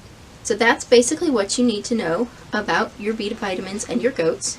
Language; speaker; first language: English; native; English